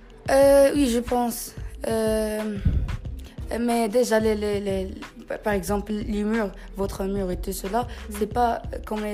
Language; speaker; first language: French; non-native, learner; Tachelhit